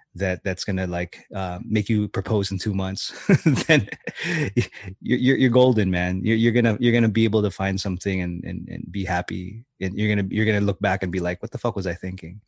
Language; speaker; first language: English; native; English